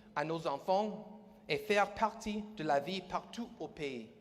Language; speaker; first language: French; non-native, learner; English